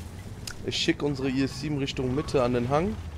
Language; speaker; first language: German; native; German